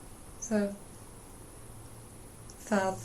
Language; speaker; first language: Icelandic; non-native, learner; English